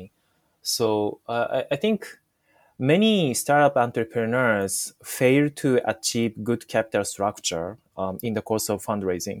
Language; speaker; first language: English; non-native, fluent; Japanese